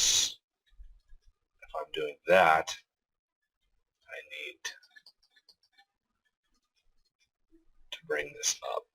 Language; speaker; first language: English; native; English